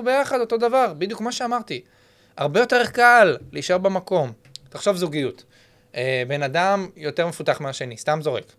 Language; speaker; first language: Hebrew; native; Hebrew